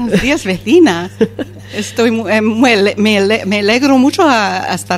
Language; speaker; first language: Spanish; non-native, fluent; English